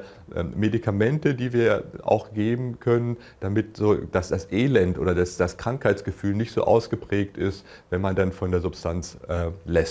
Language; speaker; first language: German; native; German